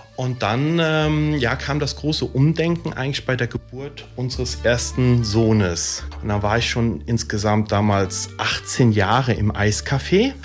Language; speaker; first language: German; early bilingual, other home language; Italian